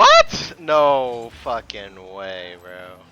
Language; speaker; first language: English; native; English